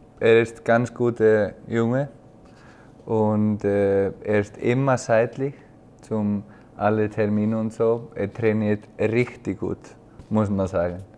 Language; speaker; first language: German; non-native, fluent; Icelandic